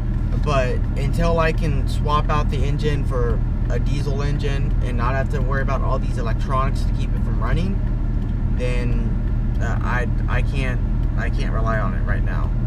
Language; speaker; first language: English; native; English